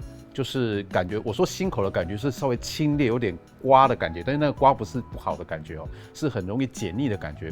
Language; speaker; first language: Chinese; native; Chinese